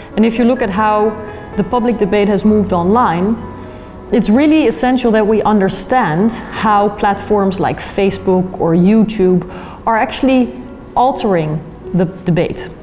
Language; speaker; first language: English; non-native, fluent; Dutch